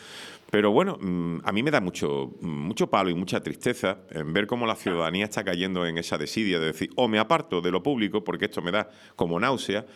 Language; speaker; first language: Spanish; native; Spanish